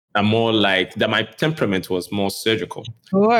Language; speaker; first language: English; non-native, local second language; Akan